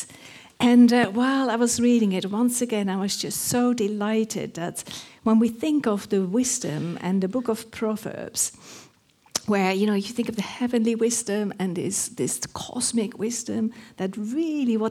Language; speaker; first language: English; non-native, fluent; Dutch